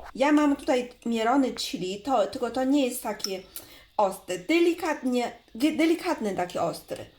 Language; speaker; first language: Polish; non-native, learner; Chinese